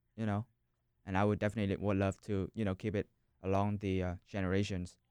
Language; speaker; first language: English; non-native, fluent; Vietnamese